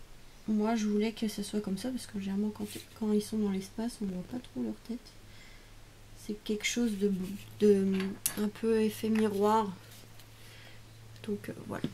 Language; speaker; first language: French; native; French